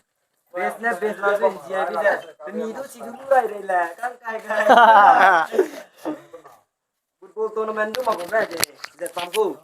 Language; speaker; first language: Hindi; non-native, local second language; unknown